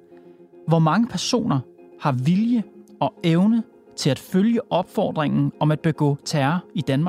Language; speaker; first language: Danish; native; Danish